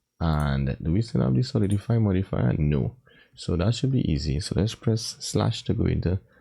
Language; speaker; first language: English; native; English